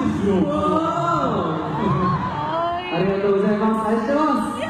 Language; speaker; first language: Japanese; non-native, learner; Korean